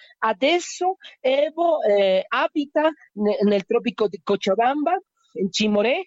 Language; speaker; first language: Italian; non-native, learner; Spanish